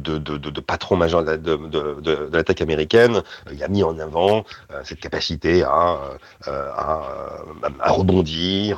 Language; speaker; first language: French; native; French